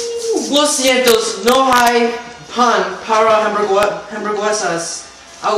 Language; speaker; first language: Spanish; non-native, learner; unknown